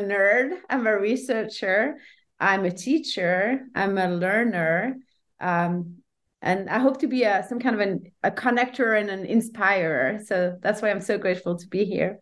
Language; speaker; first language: English; non-native, fluent; French